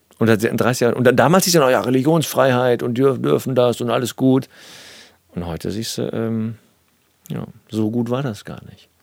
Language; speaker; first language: German; native; German